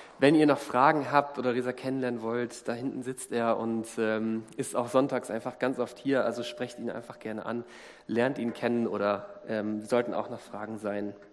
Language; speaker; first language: German; native; German